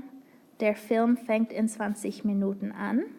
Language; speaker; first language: German; non-native, fluent; English